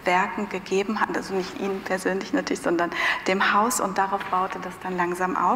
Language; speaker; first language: German; native; German